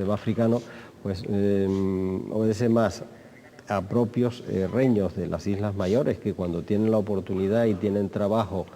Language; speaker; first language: Spanish; native; Spanish